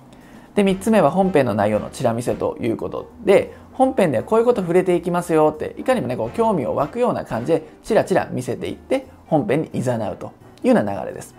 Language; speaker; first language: Japanese; native; Japanese